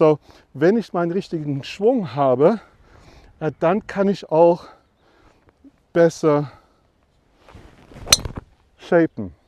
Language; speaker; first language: German; non-native, fluent; English